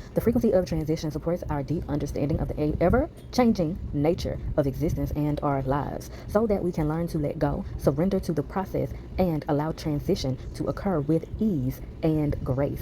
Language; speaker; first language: English; native; English